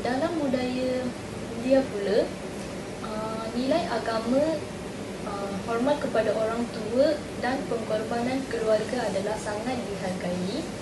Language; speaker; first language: Malay; non-native, local second language; Tamil